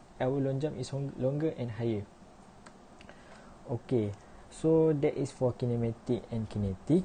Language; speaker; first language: English; non-native, learner; Malay